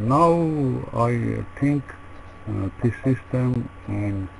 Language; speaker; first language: English; non-native, learner; Russian